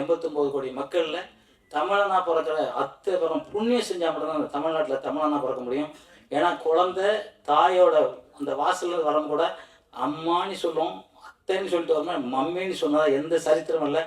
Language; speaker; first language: Tamil; native; Tamil